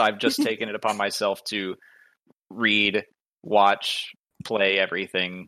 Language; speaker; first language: English; native; English